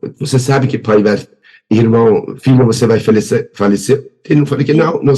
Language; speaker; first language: Portuguese; non-native, learner; Persian